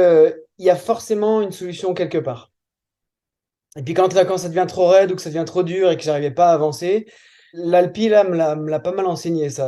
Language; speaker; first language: French; native; French